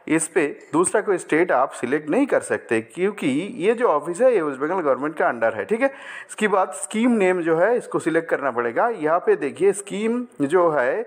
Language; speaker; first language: Hindi; non-native, local second language; Bangla